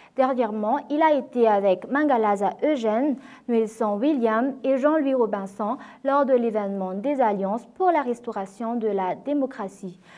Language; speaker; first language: French; non-native, local second language; Malagasy